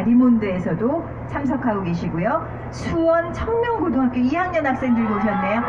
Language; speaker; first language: Korean; native; Korean